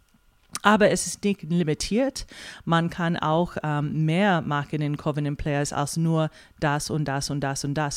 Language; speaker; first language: German; non-native, fluent; English